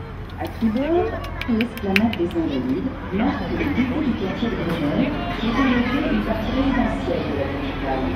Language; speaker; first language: French; native; French